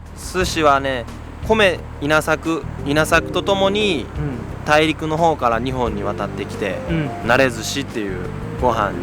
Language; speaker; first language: Japanese; native; Japanese